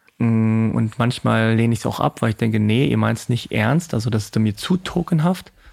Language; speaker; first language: German; native; German